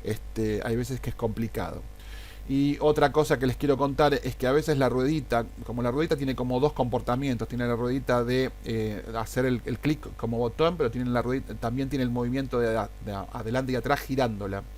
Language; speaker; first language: Spanish; native; Spanish